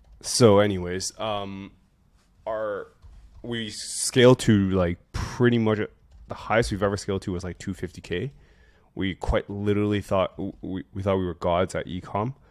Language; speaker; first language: English; native; English